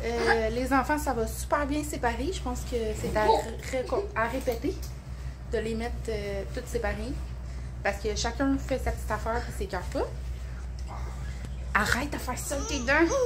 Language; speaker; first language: French; native; French